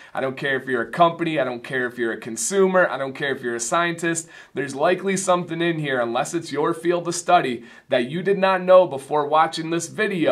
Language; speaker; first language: English; native; English